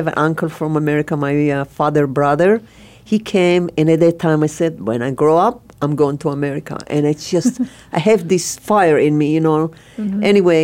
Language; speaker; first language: English; non-native, learner; Hebrew